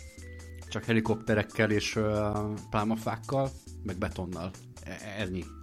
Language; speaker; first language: Hungarian; native; Hungarian